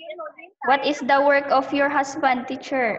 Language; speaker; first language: English; non-native, learner; Thai